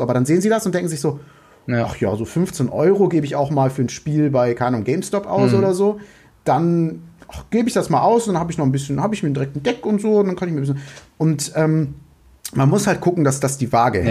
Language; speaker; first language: German; native; German